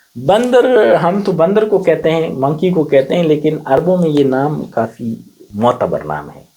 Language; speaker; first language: Urdu; non-native, local second language; Pashto